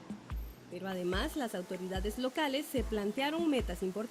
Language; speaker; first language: Spanish; native; Spanish